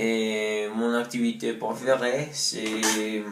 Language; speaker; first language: French; non-native, learner; Spanish